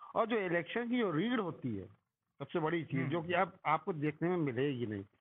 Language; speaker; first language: Hindi; native; Hindi